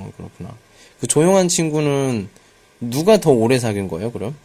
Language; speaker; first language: Korean; native; Korean